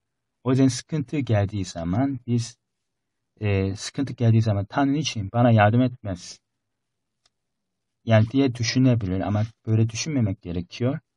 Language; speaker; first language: Turkish; non-native, fluent; Korean